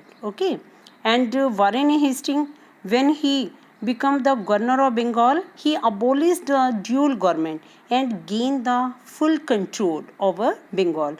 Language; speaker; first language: English; non-native, local second language; Hindi